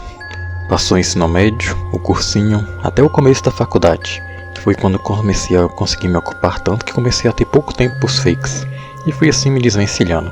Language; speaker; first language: Portuguese; native; Portuguese